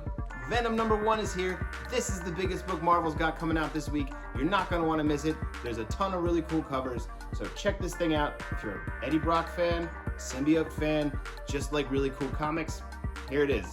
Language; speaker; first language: English; native; English